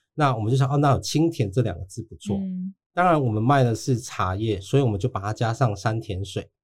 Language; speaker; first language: Chinese; native; Chinese